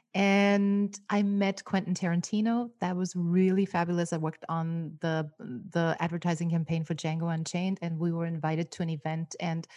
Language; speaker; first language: English; non-native, fluent; German